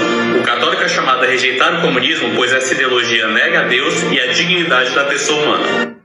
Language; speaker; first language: Portuguese; native; Portuguese